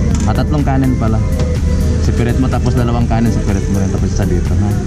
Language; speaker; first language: Filipino; non-native, local second language; Cebuano